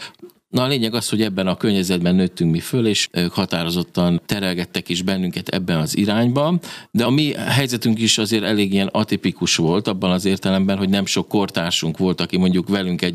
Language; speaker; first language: Hungarian; native; Hungarian